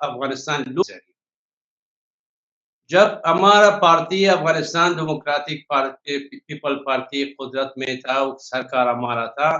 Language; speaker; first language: Hindi; non-native, fluent; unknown